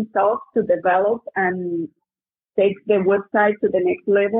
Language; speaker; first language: English; non-native, fluent; Spanish